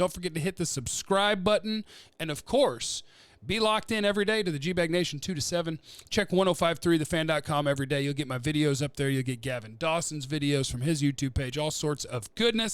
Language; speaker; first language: English; native; English